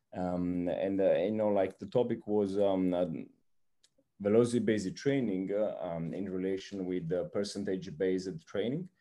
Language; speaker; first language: English; non-native, fluent; Italian